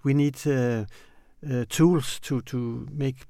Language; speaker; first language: English; non-native, fluent; Danish